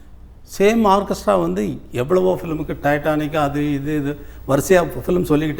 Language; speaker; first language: Tamil; native; Tamil